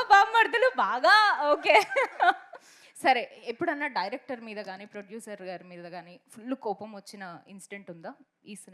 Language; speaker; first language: Telugu; native; Telugu